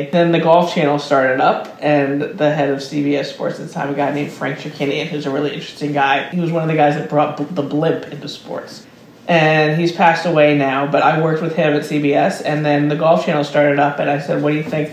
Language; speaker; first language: English; native; English